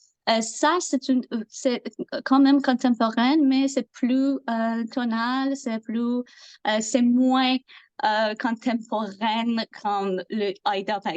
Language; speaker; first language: French; non-native, learner; Persian